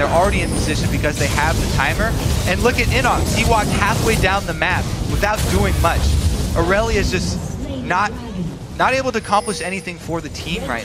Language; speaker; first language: English; native; English